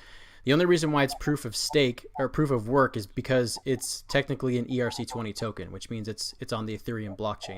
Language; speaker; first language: English; native; English